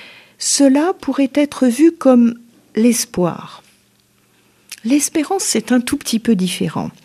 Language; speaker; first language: French; native; French